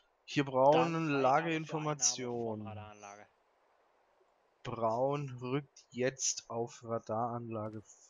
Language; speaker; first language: German; native; German